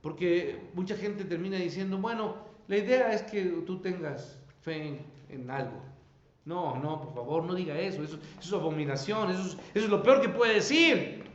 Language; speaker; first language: Spanish; native; Spanish